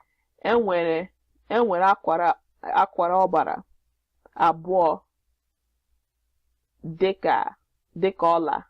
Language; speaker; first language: Igbo; non-native, learner; English